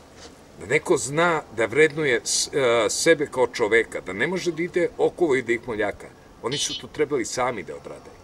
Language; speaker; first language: Serbian; native; Serbian